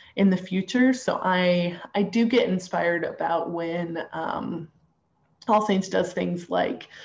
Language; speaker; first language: English; native; English